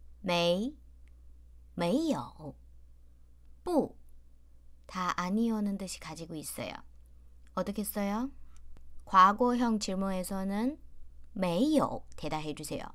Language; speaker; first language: Korean; non-native, fluent; Chinese